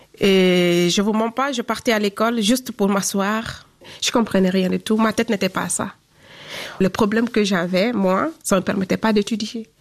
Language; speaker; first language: French; non-native, local second language; Fula